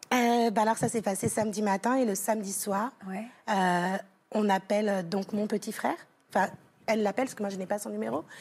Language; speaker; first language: French; native; French